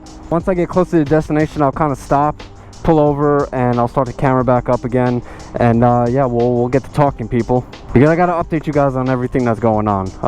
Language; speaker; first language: English; native; English